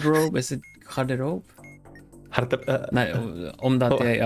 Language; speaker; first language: Dutch; non-native, learner; Swedish